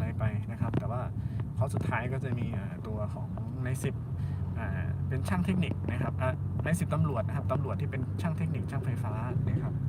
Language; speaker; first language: Thai; native; Thai